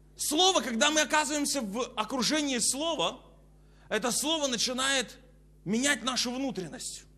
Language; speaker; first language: Russian; native; Russian